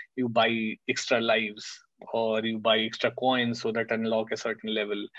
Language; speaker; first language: English; non-native, local second language; Hindi